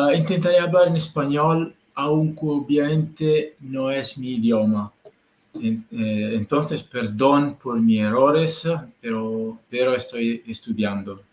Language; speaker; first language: Spanish; non-native, learner; Italian